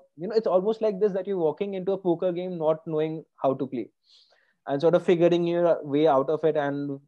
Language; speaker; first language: English; non-native, local second language; Bangla